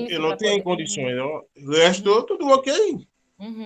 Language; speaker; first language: Portuguese; non-native, learner; Haitian Creole